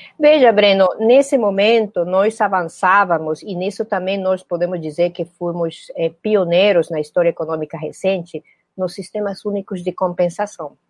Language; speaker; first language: Portuguese; non-native, fluent; Spanish